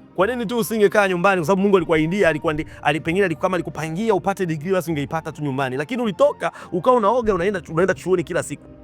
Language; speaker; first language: Swahili; native; Swahili